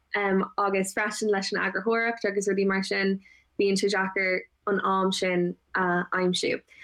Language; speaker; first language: Irish; non-native, local second language; English